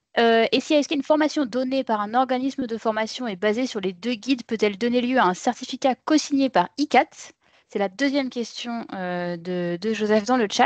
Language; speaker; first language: French; native; French